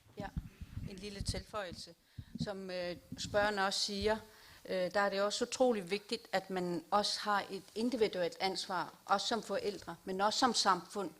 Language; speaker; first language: Danish; non-native, local second language; Kalaallisut